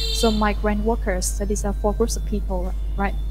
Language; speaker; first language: English; non-native, fluent; Vietnamese